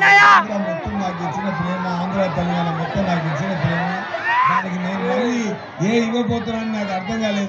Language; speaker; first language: Telugu; non-native, learner; Tamil